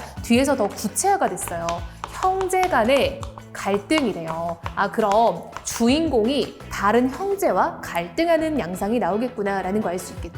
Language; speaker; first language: Korean; native; Korean